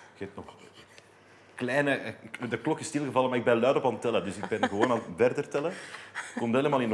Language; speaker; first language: Dutch; native; Dutch